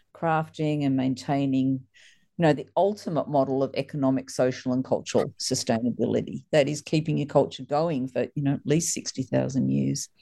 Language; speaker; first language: English; native; English